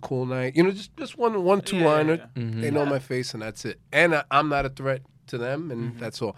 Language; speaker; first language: English; native; English